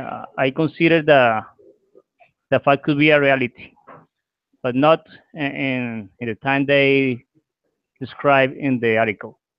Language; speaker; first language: English; non-native, learner; Spanish